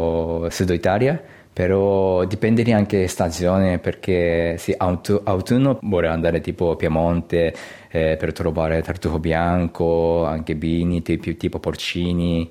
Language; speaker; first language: Italian; non-native, learner; Japanese